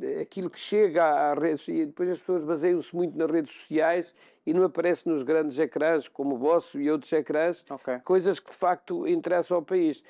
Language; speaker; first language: Portuguese; native; Portuguese